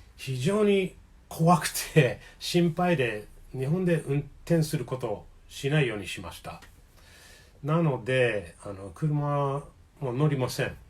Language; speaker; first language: Japanese; non-native, fluent; English